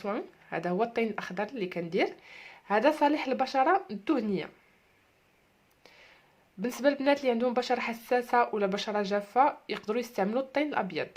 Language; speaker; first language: Arabic; native; Arabic